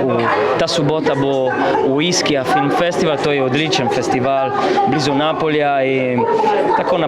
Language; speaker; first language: Slovenian; non-native, fluent; Italian